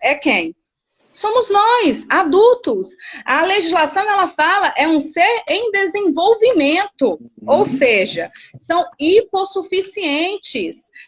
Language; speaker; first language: Portuguese; native; Portuguese